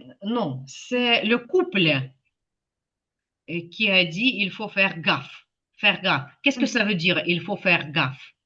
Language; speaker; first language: French; non-native, fluent; Ukrainian